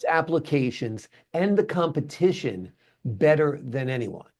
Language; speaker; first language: English; native; English